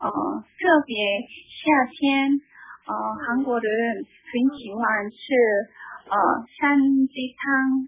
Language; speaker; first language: Chinese; non-native, learner; Korean